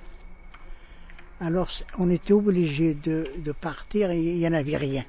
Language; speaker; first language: French; non-native, local second language; Arabic